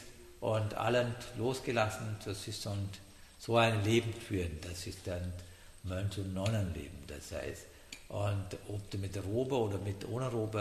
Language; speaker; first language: German; non-native, learner; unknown